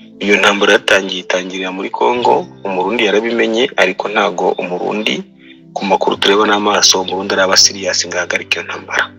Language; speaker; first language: Kinyarwanda; native; Kinyarwanda